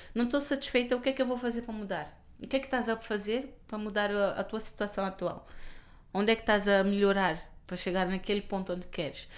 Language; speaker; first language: Portuguese; non-native, local second language; Kabuverdianu